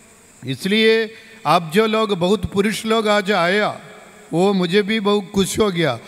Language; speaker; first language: Hindi; non-native, local second language; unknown